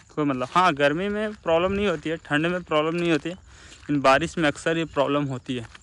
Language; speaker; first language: Hindi; native; Hindi